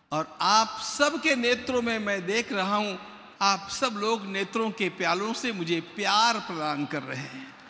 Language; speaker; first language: Hindi; non-native, local second language; Marathi